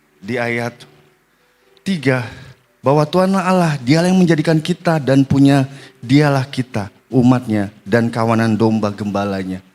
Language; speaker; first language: Indonesian; native; Indonesian